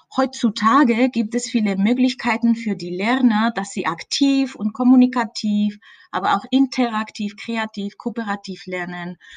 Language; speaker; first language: German; non-native, fluent; Spanish